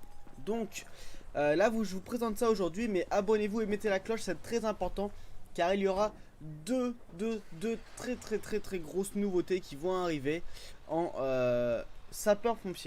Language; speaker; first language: French; native; French